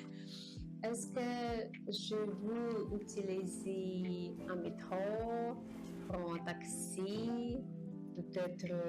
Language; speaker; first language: French; non-native, learner; Japanese